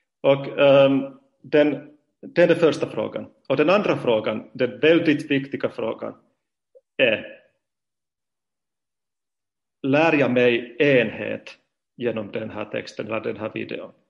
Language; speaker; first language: Swedish; non-native, fluent; Finnish